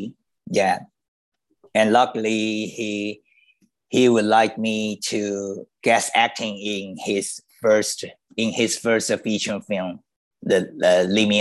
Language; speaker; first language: English; non-native, learner; Chinese